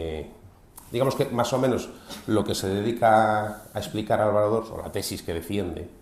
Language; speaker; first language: Spanish; native; Spanish